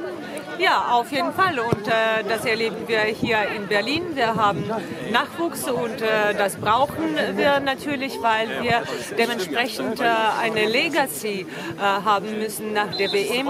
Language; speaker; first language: German; non-native, fluent; Russian